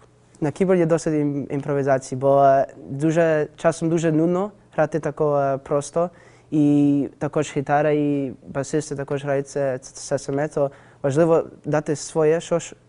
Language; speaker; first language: Ukrainian; early bilingual, heritage; Ukrainian